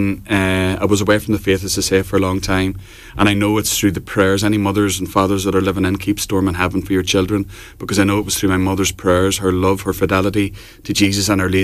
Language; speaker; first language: English; native; English